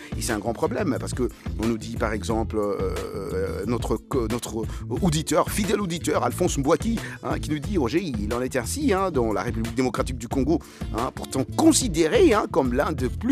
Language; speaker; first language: French; non-native, local second language; Lingala